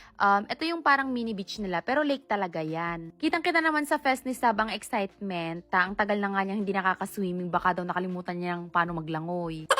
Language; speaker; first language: Filipino; native; Filipino